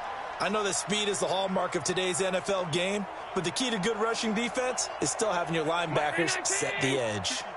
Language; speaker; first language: English; native; English